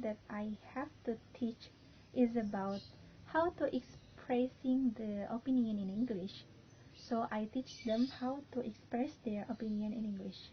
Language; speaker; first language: English; non-native, learner; Indonesian